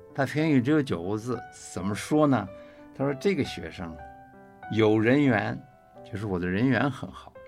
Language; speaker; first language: Chinese; native; Chinese